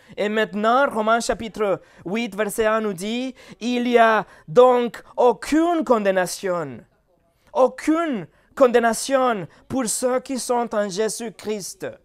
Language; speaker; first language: French; non-native, fluent; Spanish